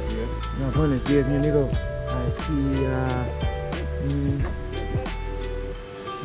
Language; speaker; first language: Spanish; non-native, learner; English